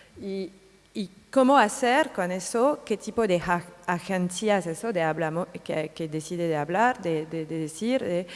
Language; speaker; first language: Spanish; non-native, learner; French